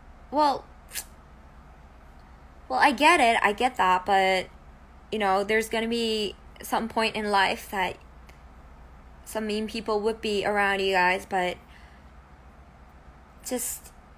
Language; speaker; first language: English; early bilingual, other home language; Korean